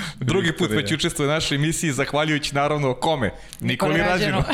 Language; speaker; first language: Serbian; native; Serbian